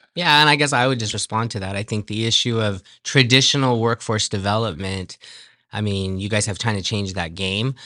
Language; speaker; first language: English; native; English